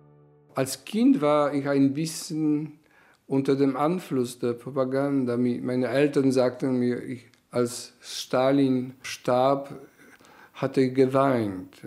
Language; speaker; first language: German; non-native, fluent; Polish